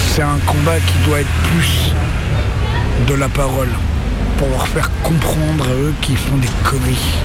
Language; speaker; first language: French; native; French